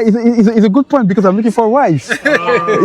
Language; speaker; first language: English; non-native, learner; French